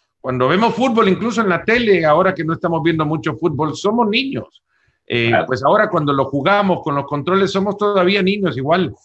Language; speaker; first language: Spanish; native; Spanish